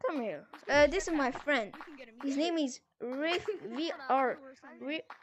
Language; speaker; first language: English; non-native, local second language; French